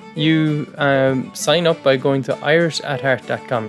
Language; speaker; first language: English; native; English